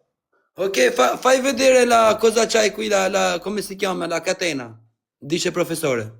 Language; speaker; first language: Italian; non-native, learner; Albanian